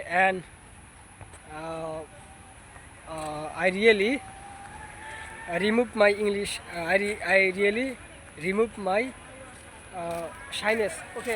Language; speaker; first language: English; non-native, learner; Bangla